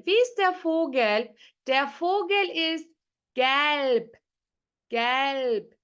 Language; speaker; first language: German; non-native, fluent; Turkish